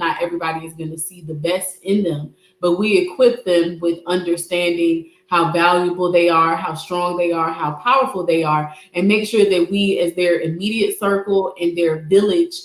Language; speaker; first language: English; native; English